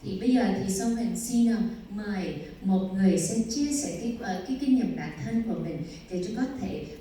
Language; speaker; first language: Vietnamese; early bilingual, heritage; Vietnamese